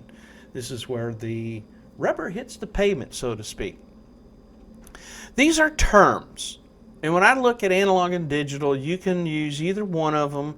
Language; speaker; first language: English; native; English